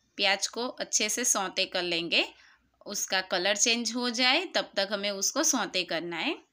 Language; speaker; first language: Hindi; non-native, local second language; Gujarati